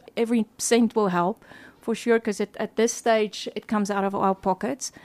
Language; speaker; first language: English; non-native, local second language; Afrikaans